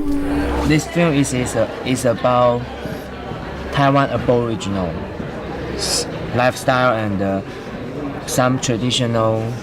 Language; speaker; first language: English; non-native, learner; Chinese